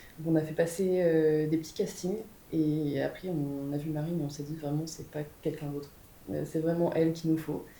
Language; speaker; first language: French; native; French